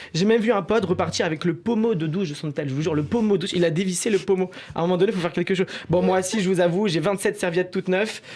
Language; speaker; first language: French; native; French